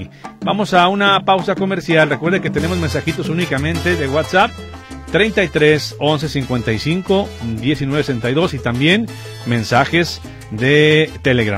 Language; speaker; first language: Spanish; native; Spanish